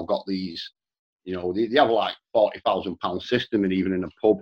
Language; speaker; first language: English; native; English